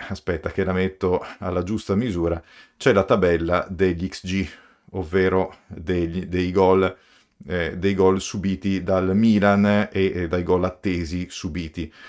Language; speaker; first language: Italian; native; Italian